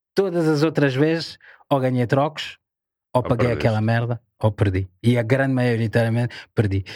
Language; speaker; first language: Portuguese; non-native, fluent; French